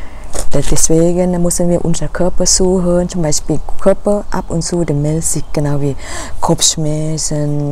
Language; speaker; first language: German; non-native, learner; Thai